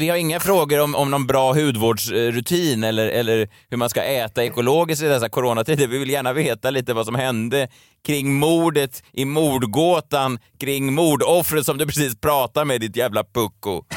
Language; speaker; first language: Swedish; native; Swedish